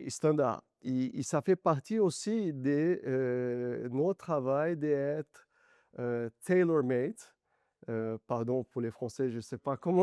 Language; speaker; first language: French; non-native, fluent; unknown